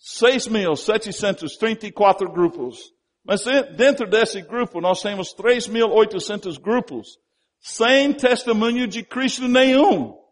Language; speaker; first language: Portuguese; non-native, fluent; English